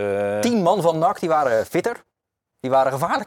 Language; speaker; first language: Dutch; native; Dutch